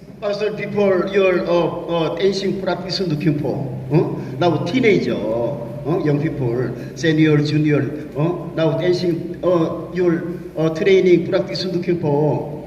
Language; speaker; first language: English; non-native, learner; Korean